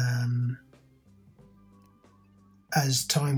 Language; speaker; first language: English; native; English